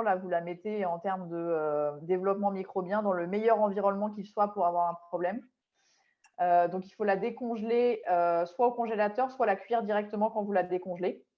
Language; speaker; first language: French; native; French